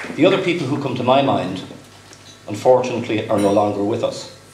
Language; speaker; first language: English; native; English